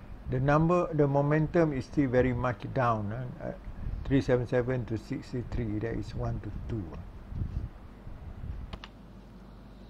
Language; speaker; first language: English; non-native, local second language; Malay